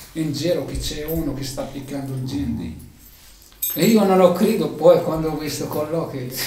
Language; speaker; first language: Italian; non-native, learner; Arabic